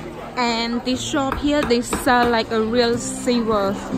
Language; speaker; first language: English; non-native, fluent; Khmer